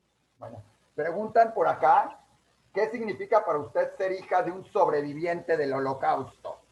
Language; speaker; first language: Spanish; native; Spanish